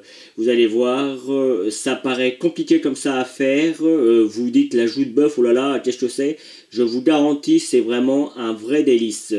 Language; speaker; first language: French; native; French